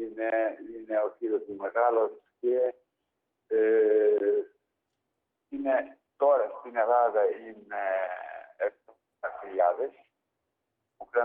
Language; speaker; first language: Greek; non-native, learner; Ukrainian